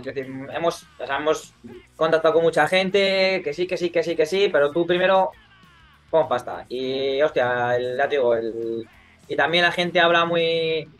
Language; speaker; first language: Spanish; native; Spanish